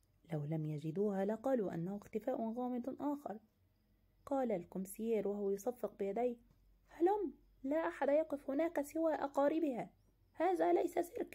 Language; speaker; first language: Arabic; native; Arabic